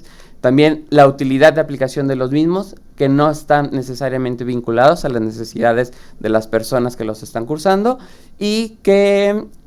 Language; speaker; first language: Spanish; native; Spanish